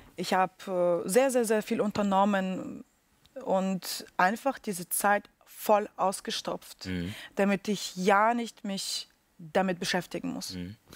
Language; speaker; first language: German; early bilingual, other home language; Russian